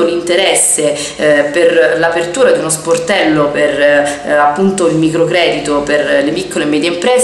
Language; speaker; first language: Italian; native; Italian